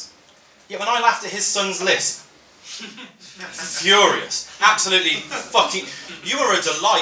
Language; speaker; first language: English; native; English